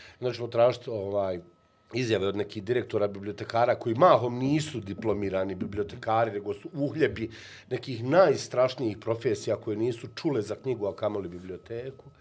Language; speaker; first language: Bosnian; native; Bosnian